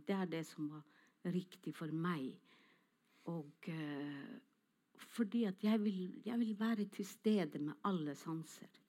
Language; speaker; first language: Norwegian; non-native, local second language; Northern Sami